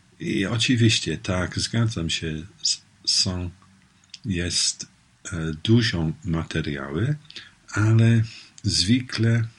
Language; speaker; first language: Polish; non-native, learner; English